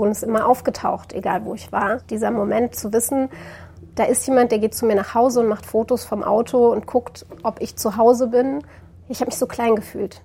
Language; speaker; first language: German; native; German